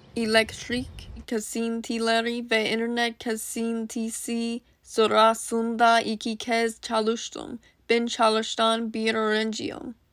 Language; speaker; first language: Turkish; non-native, learner; English